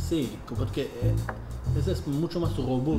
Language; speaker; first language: Spanish; non-native, fluent; English